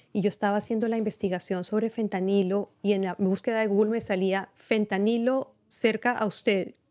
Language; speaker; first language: Spanish; native; Spanish